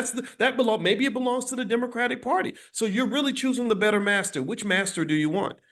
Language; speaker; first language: English; native; English